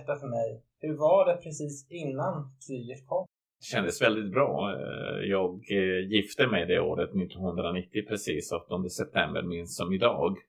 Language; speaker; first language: Swedish; non-native, fluent; Bosnian